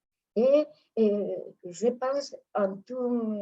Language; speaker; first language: French; non-native, fluent; Spanish